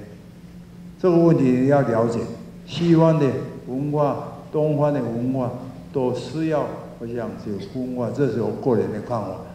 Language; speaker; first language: Chinese; non-native, local second language; Min Nan Chinese